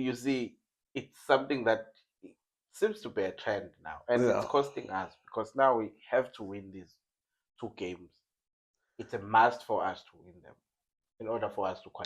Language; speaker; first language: English; non-native, local second language; Zulu